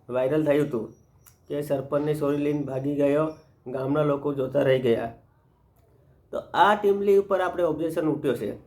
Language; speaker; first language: Gujarati; non-native, local second language; Bhili